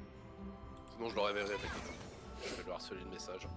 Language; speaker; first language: French; native; French